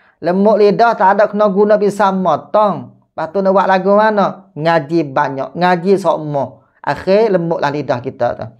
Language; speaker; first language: Malay; native; Malay